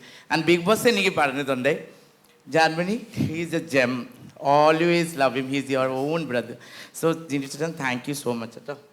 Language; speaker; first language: Malayalam; non-native, local second language; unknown